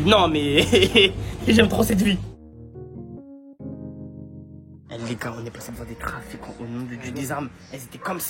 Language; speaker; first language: French; native; French